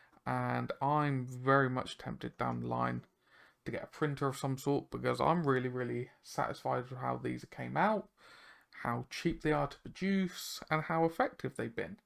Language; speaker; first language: English; native; English